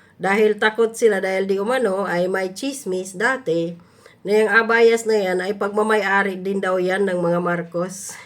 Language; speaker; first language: Filipino; non-native, local second language; Cebuano